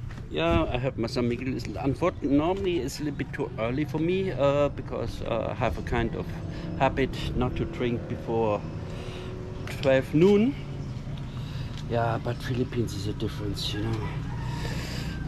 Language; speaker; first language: English; non-native, fluent; German